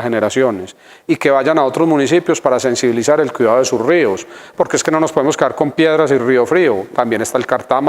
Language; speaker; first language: Spanish; native; Spanish